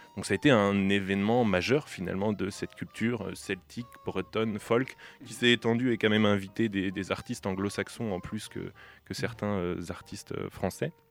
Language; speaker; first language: French; native; French